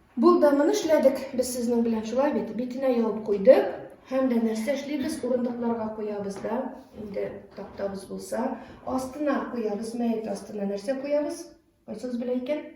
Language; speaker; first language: Tatar; native; Tatar